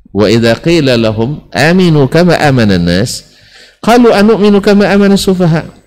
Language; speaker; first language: Indonesian; non-native, local second language; Minangkabau